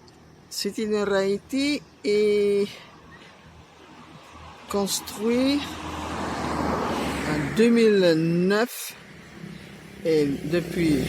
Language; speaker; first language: French; non-native, learner; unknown